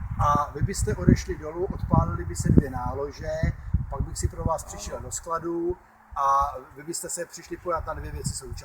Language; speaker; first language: Czech; native; Czech